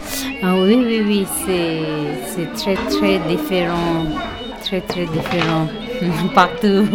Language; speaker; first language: French; non-native, learner; Tibetan